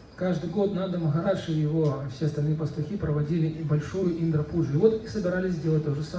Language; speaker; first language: Russian; native; Russian